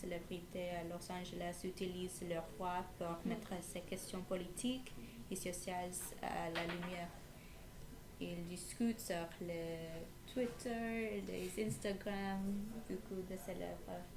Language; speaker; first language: French; non-native, learner; English